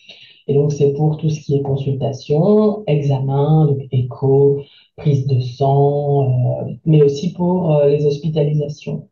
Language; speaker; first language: French; native; French